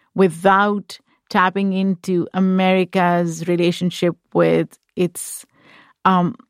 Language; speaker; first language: English; non-native, local second language; Urdu